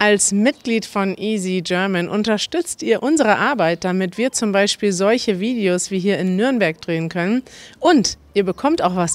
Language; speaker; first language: German; native; German